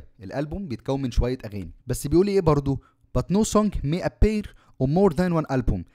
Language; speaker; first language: Arabic; native; Arabic